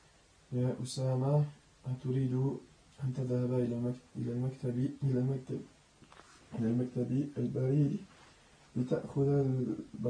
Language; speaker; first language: Arabic; non-native, learner; French